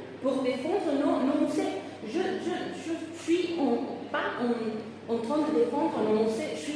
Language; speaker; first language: French; non-native, fluent; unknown